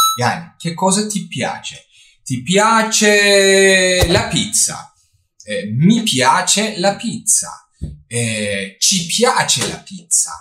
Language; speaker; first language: Italian; non-native, fluent; Turkish